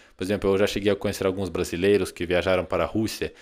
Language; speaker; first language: Portuguese; non-native, fluent; Russian